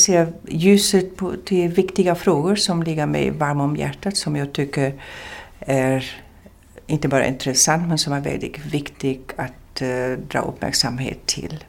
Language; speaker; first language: Swedish; non-native, fluent; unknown